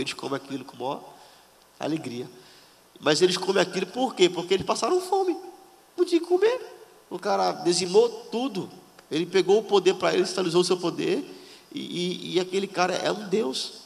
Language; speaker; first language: Portuguese; native; Portuguese